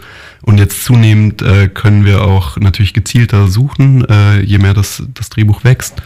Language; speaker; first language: German; native; German